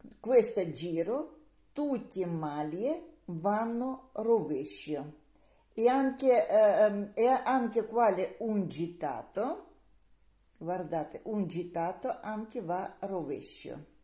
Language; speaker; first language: Italian; non-native, learner; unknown